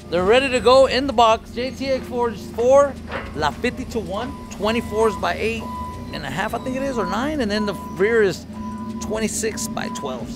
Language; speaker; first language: English; early bilingual, other home language; Spanish